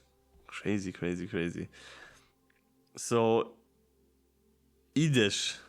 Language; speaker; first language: English; non-native, fluent; German